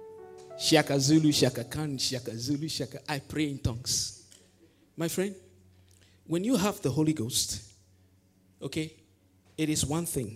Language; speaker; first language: English; non-native, local second language; Ewe